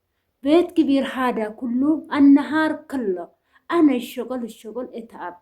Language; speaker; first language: Arabic; non-native, learner; Oromo